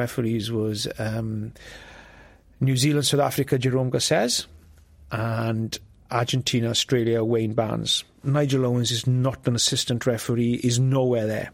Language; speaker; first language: English; non-native, local second language; Welsh